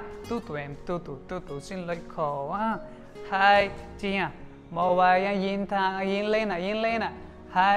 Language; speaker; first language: Vietnamese; non-native, learner; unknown